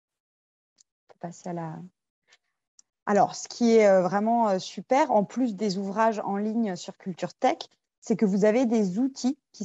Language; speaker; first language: French; native; French